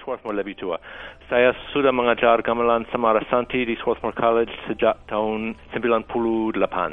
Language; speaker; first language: Indonesian; non-native, fluent; English